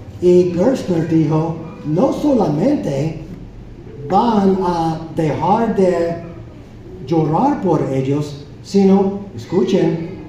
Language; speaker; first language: Spanish; non-native, fluent; English